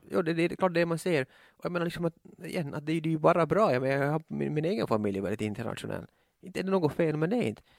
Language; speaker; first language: Swedish; native; Swedish